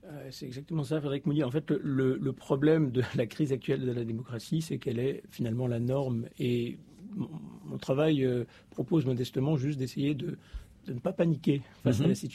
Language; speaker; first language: French; native; French